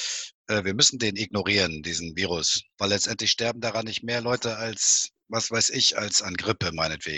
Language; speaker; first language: German; native; German